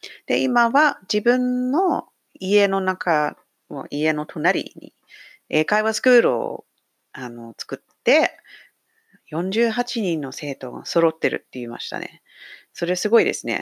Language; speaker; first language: Japanese; non-native, fluent; English